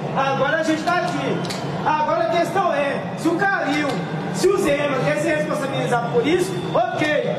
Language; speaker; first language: Portuguese; native; Portuguese